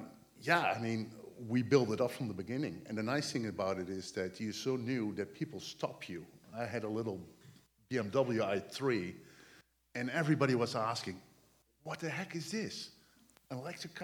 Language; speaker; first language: English; non-native, fluent; Dutch